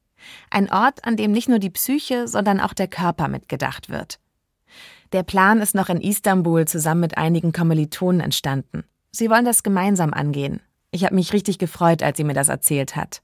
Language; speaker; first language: German; native; German